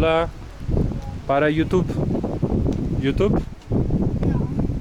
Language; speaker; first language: Spanish; non-native, learner; Russian